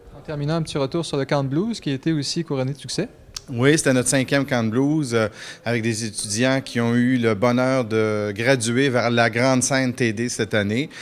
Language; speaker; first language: French; native; French